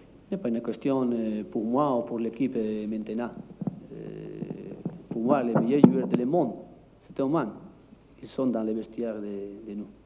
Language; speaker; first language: French; non-native, learner; Spanish